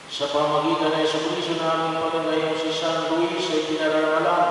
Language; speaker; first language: Filipino; native; Filipino